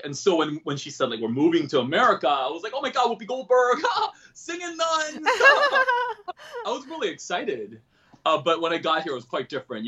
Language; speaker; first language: English; early bilingual, other home language; Korean